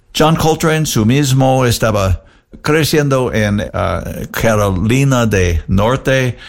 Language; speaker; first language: Spanish; non-native, learner; English